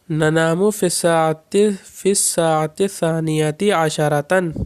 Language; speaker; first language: Arabic; non-native, fluent; Urdu